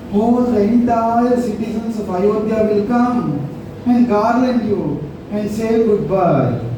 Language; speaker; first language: English; non-native, local second language; Kannada